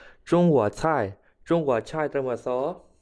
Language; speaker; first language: Chinese; non-native, fluent; Khmer